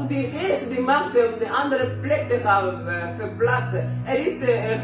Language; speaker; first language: Dutch; non-native, learner; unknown